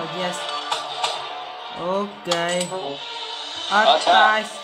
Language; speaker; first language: English; non-native, learner; Vietnamese